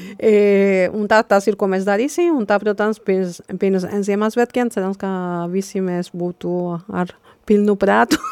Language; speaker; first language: Latvian; non-native, fluent; Spanish